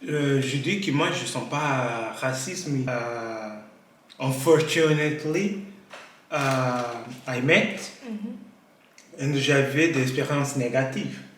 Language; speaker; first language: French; non-native, learner; Kabuverdianu